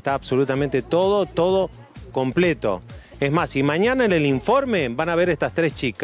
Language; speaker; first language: Spanish; native; Spanish